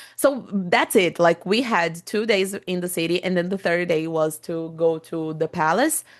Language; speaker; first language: English; non-native, fluent; Portuguese